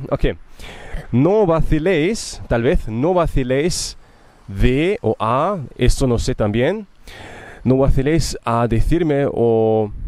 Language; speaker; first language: Spanish; non-native, learner; German